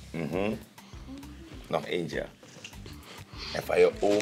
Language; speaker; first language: Dutch; native; Dutch